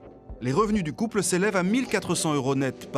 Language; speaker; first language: French; native; French